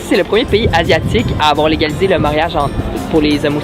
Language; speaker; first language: French; native; French